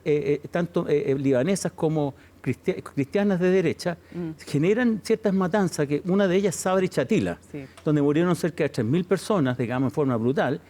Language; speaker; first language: Spanish; native; Spanish